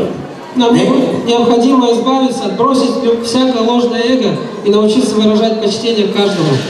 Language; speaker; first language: Russian; native; Russian